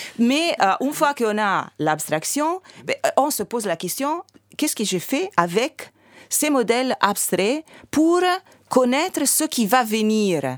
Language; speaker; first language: French; non-native, fluent; Italian